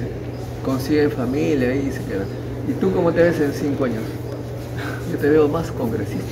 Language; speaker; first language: Spanish; native; Spanish